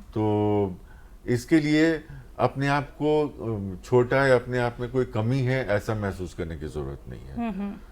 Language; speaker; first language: Hindi; native; Hindi